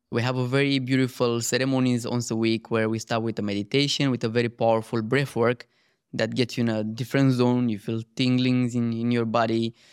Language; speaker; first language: English; non-native, fluent; Romanian